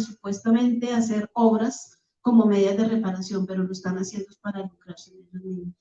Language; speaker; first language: Spanish; native; Spanish